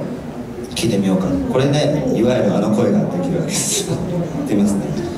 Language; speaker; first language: Japanese; native; Japanese